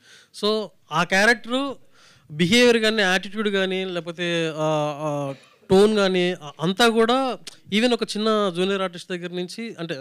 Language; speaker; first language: Telugu; native; Telugu